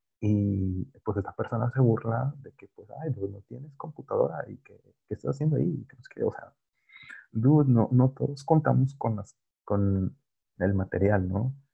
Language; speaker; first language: Spanish; native; Spanish